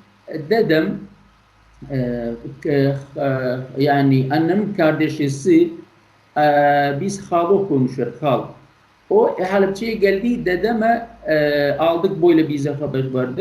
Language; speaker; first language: Turkish; non-native, learner; Kurdish